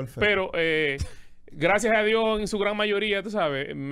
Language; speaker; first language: Spanish; native; Spanish